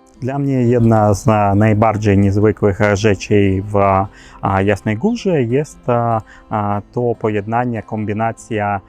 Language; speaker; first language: Polish; non-native, learner; Ukrainian